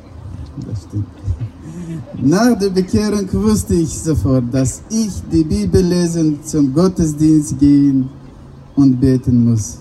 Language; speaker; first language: German; non-native, fluent; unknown